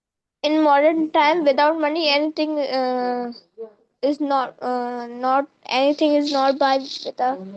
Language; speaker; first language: English; non-native, learner; Hindi